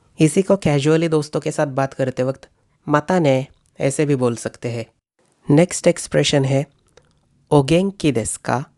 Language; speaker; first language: Hindi; non-native, local second language; Marathi